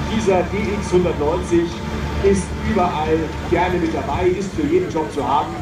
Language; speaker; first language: German; native; German